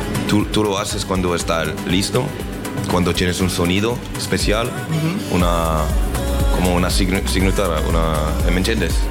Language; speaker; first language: Spanish; non-native, learner; French